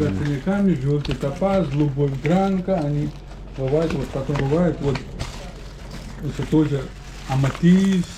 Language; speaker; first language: Russian; non-native, learner; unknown